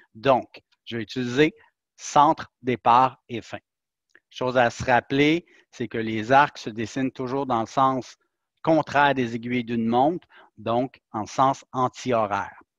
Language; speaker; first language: French; native; French